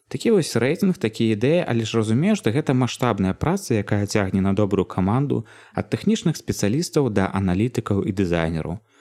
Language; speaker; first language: Belarusian; native; Belarusian